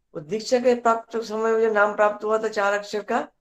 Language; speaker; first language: Hindi; native; Hindi